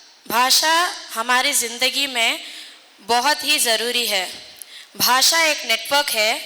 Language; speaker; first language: Hindi; non-native, local second language; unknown